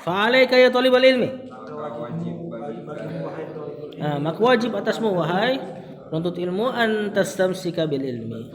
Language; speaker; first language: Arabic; non-native, fluent; Indonesian